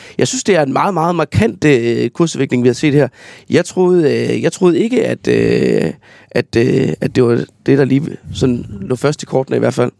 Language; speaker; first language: Danish; native; Danish